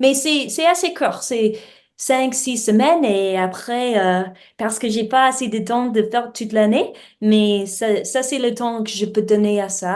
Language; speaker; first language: French; non-native, learner; English